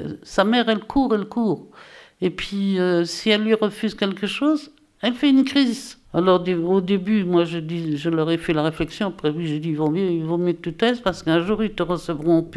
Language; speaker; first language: French; native; French